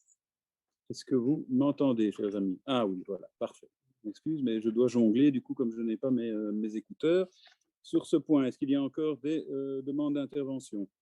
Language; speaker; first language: French; native; French